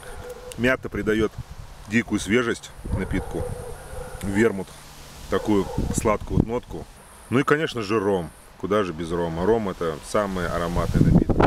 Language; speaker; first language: Russian; native; Russian